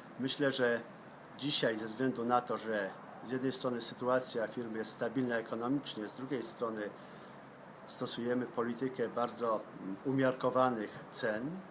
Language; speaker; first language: Polish; native; Polish